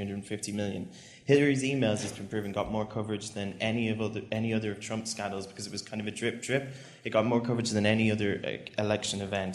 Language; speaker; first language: English; native; English